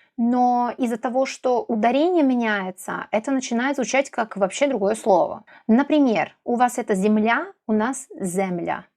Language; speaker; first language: Russian; non-native, fluent; Serbian